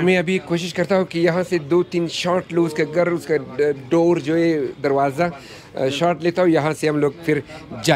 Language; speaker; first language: Hindi; non-native, local second language; Persian